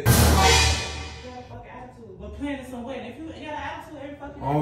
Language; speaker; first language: English; native; English